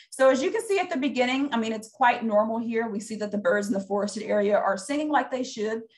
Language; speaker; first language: English; native; English